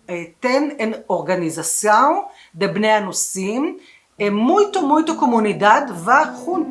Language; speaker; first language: Portuguese; non-native, learner; Spanish